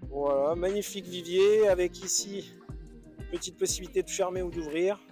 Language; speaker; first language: French; native; French